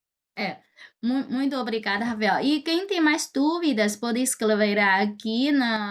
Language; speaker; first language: Portuguese; non-native, fluent; Chinese